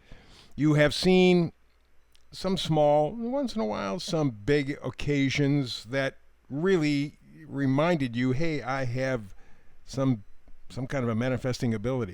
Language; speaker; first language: English; native; English